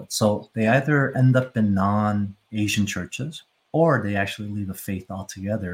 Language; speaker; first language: English; native; English